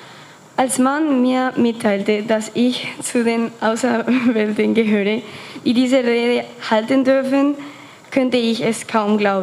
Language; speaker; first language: German; non-native, fluent; Spanish